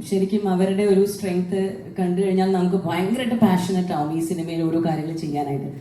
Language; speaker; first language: Malayalam; native; Malayalam